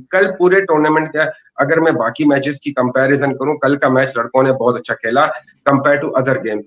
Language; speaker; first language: Urdu; native; Urdu